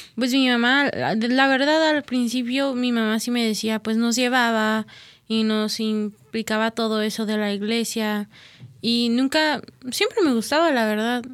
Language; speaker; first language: Spanish; early bilingual, heritage; Spanish